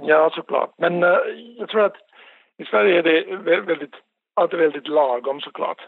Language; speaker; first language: Swedish; non-native, local second language; Finnish